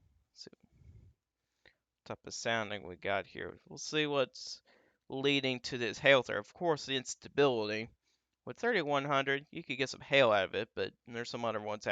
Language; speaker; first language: English; native; English